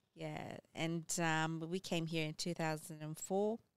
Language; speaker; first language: English; early bilingual, other home language; Amharic